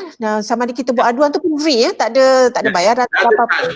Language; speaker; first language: Malay; native; Malay